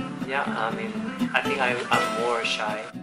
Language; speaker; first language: English; non-native, fluent; Korean